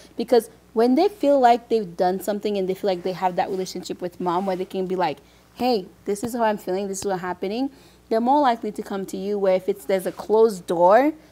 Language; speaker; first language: English; early bilingual, other home language; Haitian Creole